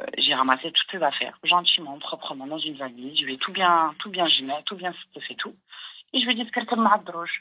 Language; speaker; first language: French; early bilingual, other home language; Arabic